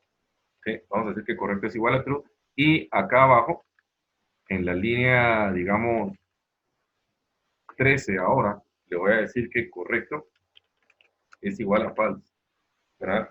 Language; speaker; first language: Spanish; native; Spanish